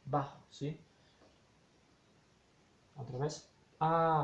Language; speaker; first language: Spanish; non-native, fluent; Polish